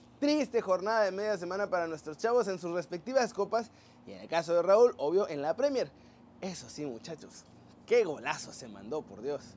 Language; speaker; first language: Spanish; native; Spanish